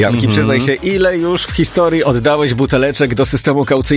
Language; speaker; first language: Polish; native; Polish